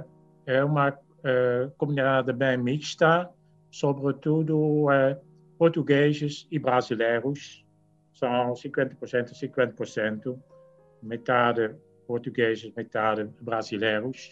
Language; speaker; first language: Portuguese; non-native, fluent; Dutch